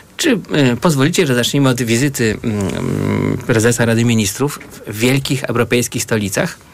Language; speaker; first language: Polish; native; Polish